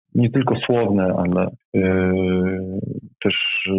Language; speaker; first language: Polish; non-native, fluent; Ukrainian